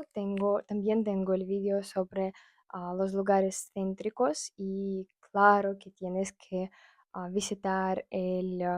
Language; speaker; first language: Spanish; non-native, fluent; Russian